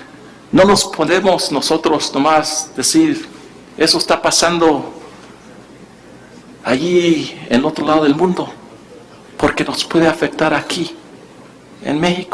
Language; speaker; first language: Spanish; early bilingual, heritage; Spanish